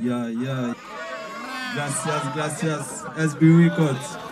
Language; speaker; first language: Spanish; non-native, learner; Haitian Creole